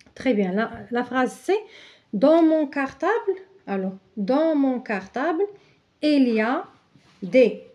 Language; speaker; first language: French; non-native, local second language; Arabic